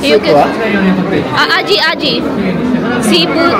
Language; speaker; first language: Japanese; non-native, learner; Filipino